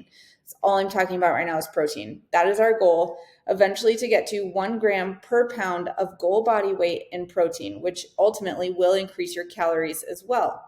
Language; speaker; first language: English; native; English